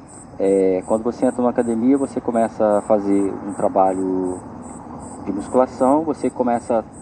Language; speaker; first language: Portuguese; native; Portuguese